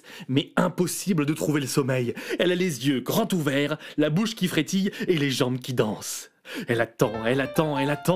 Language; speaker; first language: French; native; French